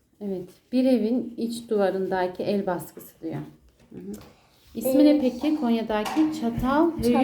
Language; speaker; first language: Turkish; native; Turkish